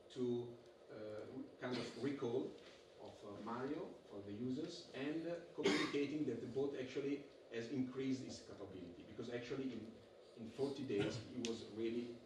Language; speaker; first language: English; non-native, fluent; Italian